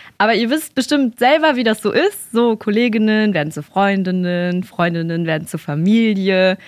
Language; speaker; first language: German; early bilingual, other home language; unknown